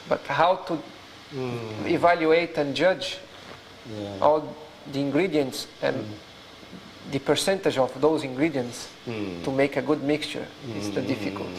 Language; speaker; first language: English; non-native, fluent; Portuguese